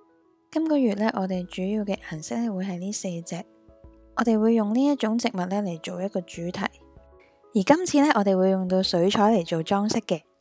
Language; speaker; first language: Chinese; non-native, local second language; Cantonese